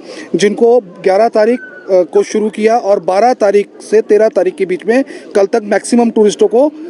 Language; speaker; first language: Hindi; native; Hindi